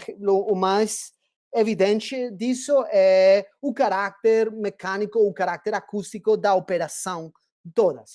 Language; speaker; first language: Portuguese; non-native, fluent; Spanish